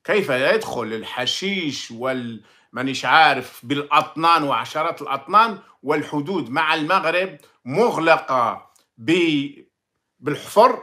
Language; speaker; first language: Arabic; native; Arabic